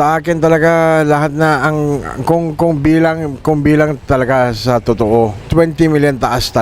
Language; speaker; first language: Filipino; non-native, learner; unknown